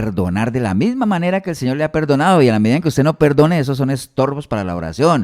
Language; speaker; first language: Spanish; native; Spanish